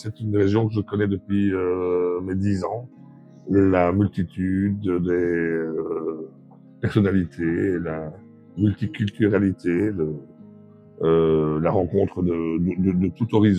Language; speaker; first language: French; native; French